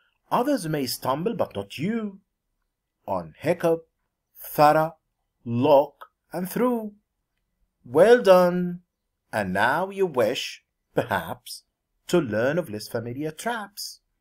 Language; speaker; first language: English; non-native, fluent; Arabic